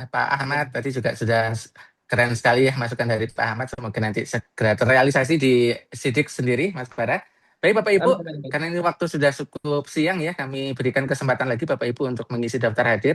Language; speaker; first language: Indonesian; native; Indonesian